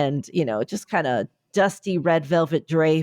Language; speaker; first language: English; native; English